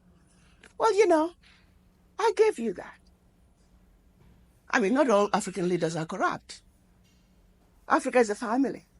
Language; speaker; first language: English; non-native, local second language; Shona